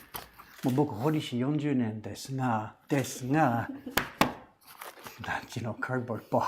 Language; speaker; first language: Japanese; non-native, fluent; English